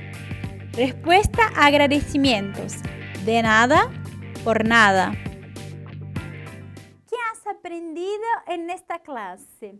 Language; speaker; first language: Spanish; non-native, fluent; Portuguese